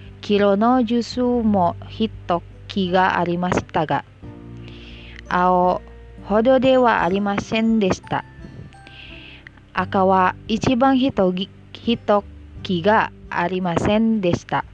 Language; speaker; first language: Japanese; non-native, learner; Indonesian